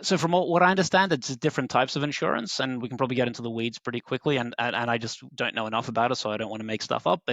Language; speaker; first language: English; native; English